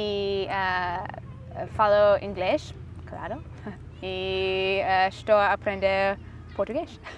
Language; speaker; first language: Portuguese; non-native, learner; English